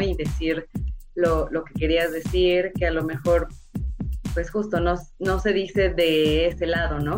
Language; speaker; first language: Spanish; native; Spanish